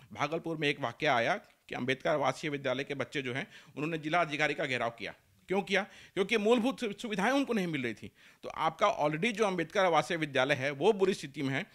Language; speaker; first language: Hindi; native; Hindi